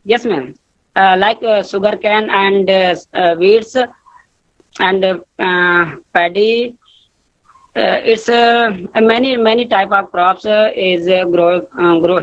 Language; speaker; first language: English; non-native, learner; Hindi